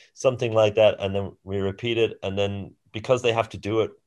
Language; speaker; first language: English; native; English